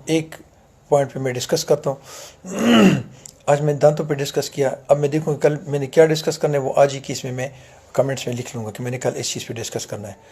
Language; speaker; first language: Urdu; non-native, local second language; Punjabi